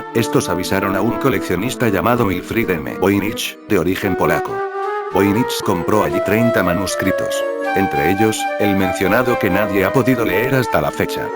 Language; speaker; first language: Spanish; native; Spanish